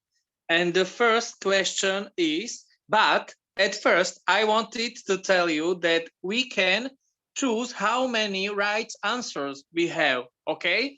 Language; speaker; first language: English; non-native, learner; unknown